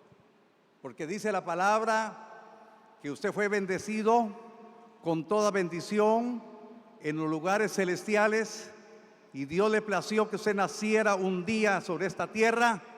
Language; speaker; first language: Spanish; native; Spanish